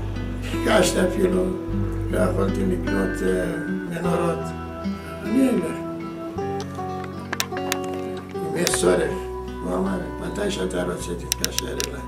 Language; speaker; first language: Hebrew; non-native, fluent; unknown